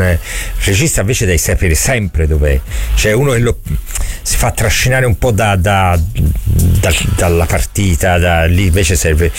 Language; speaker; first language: Italian; native; Italian